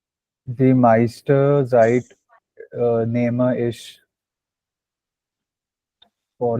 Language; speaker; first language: German; non-native, learner; Hindi